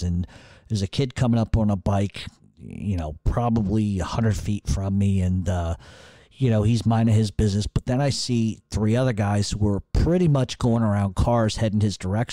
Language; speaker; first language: English; native; English